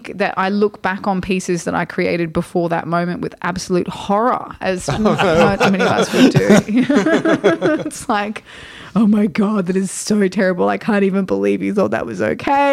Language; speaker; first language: English; native; English